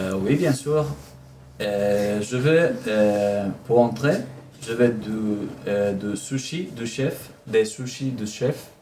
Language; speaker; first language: French; non-native, learner; Spanish